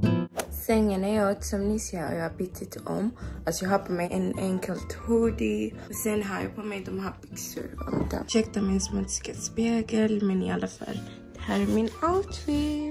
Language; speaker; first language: Swedish; non-native, fluent; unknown